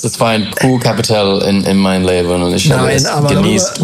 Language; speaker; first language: German; non-native, learner; English